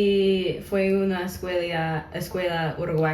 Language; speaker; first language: Spanish; non-native, learner; English